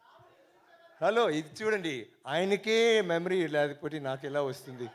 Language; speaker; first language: Telugu; non-native, learner; Tamil